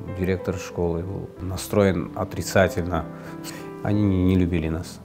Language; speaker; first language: Russian; non-native, local second language; Azerbaijani